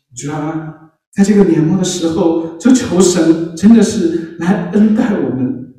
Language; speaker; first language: Chinese; native; Chinese